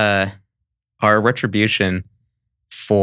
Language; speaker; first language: English; native; English